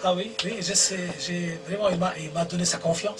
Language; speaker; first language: French; non-native, local second language; Arabic